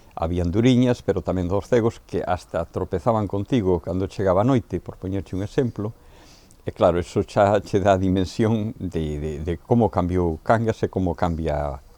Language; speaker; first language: Galician; native; Galician